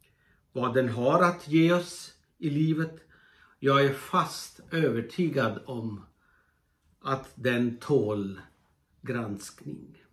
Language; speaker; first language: Swedish; non-native, fluent; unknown